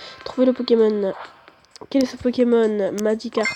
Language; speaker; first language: French; native; French